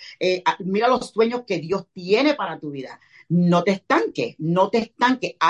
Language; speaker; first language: Spanish; early bilingual, heritage; Spanish